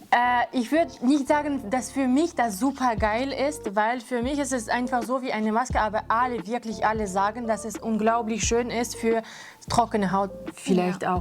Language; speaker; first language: German; non-native, fluent; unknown